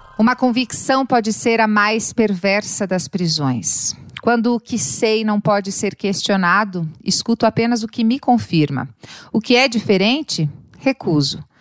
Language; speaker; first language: Portuguese; native; Portuguese